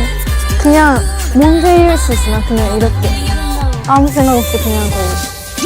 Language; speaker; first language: Korean; non-native, fluent; Japanese